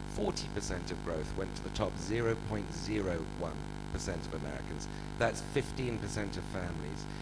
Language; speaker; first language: English; native; English